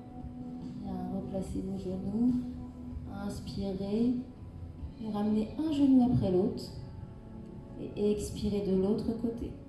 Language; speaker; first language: French; native; French